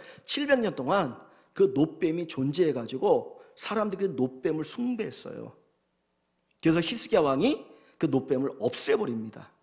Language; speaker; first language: Korean; native; Korean